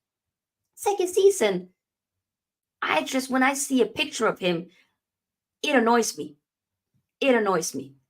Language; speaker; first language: English; native; English